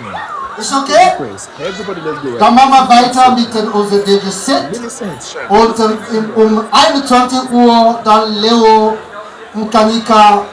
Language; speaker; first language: German; non-native, learner; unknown